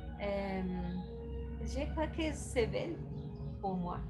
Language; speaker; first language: French; non-native, learner; Spanish